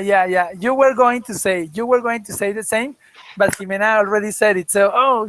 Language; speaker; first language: English; non-native, fluent; Spanish